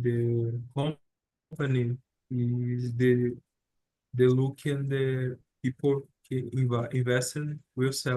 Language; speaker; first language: English; non-native, learner; Portuguese